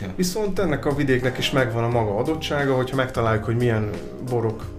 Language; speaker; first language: Hungarian; native; Hungarian